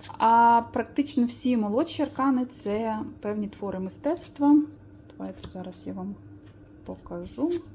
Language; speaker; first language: Ukrainian; native; Ukrainian